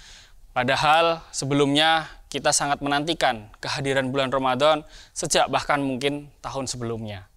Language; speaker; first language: Indonesian; native; Indonesian